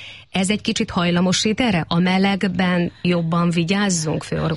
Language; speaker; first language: Hungarian; native; Hungarian